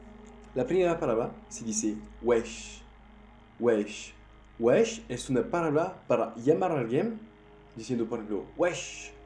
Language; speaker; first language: Spanish; non-native, fluent; French